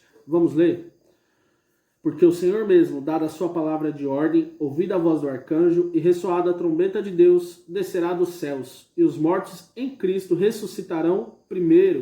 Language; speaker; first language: Portuguese; native; Portuguese